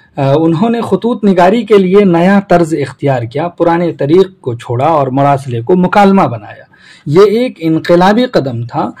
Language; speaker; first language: Urdu; native; Urdu